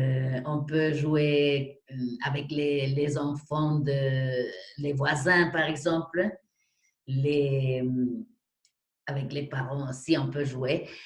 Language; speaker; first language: French; non-native, fluent; Spanish